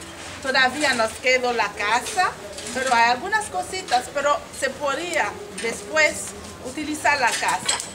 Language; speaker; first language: Spanish; non-native, fluent; Haitian Creole